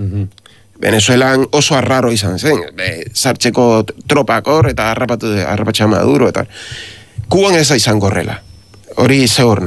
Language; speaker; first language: Basque; non-native, learner; Spanish